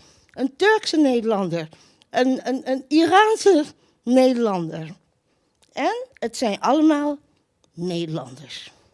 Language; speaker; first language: Dutch; non-native, local second language; Papiamento